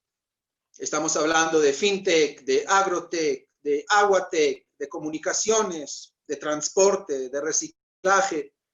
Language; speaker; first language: Spanish; non-native, fluent; Hebrew